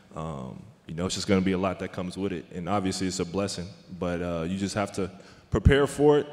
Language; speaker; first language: English; native; English